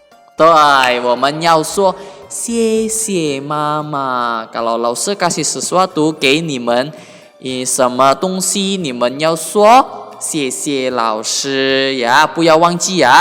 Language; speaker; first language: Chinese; non-native, fluent; Indonesian